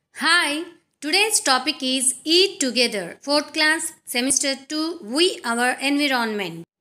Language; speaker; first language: English; non-native, local second language; Telugu